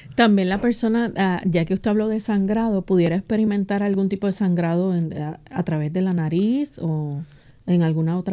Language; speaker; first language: Spanish; native; Spanish